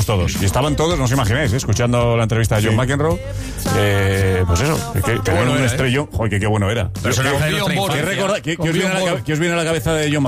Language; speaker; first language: Spanish; native; Spanish